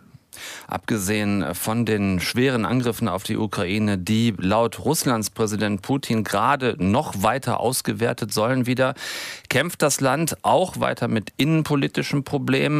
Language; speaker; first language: German; native; German